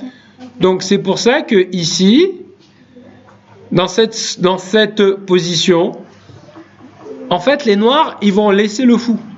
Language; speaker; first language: French; native; French